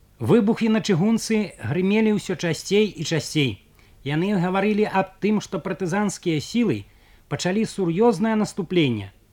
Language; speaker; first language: Belarusian; native; Belarusian